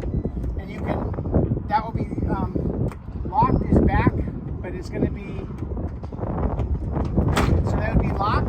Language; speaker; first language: English; native; English